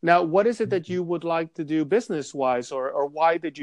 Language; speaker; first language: English; non-native, fluent; Spanish